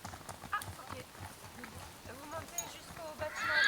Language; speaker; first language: French; non-native, learner; English